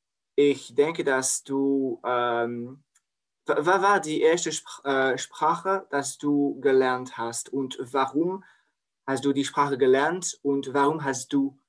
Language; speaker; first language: German; non-native, learner; French